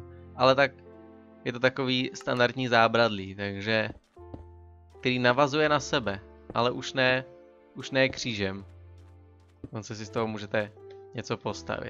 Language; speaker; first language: Czech; native; Czech